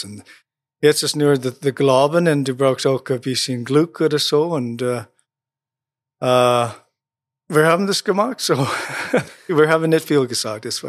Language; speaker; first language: German; non-native, learner; English